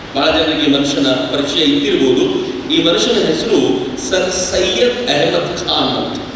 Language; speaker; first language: Kannada; native; Kannada